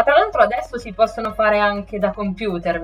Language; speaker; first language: Italian; native; Italian